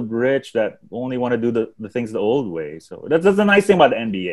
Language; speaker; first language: English; native; English